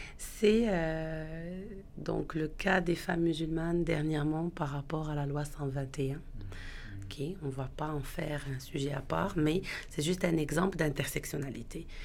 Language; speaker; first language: French; non-native, local second language; Arabic